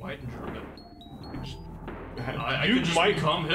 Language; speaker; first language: English; native; English